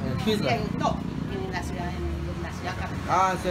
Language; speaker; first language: Spanish; native; Spanish